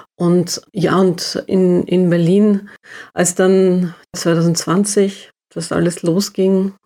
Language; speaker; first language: German; native; German